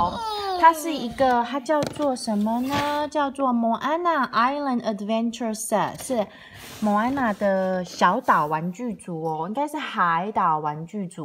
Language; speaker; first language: Chinese; native; Chinese